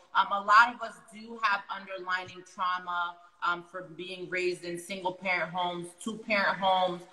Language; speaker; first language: English; native; English